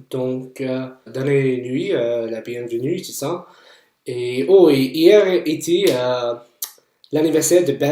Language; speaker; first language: French; non-native, fluent; English